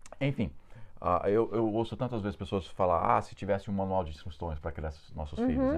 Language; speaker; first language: Portuguese; non-native, fluent; English